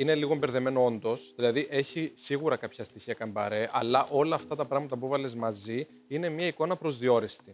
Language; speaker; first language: Greek; native; Greek